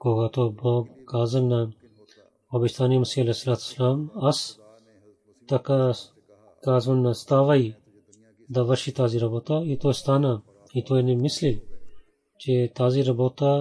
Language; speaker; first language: Bulgarian; non-native, learner; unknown